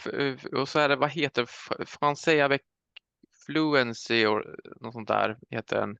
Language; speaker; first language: Swedish; native; Swedish